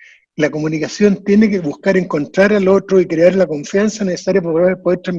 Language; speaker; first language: Spanish; native; Spanish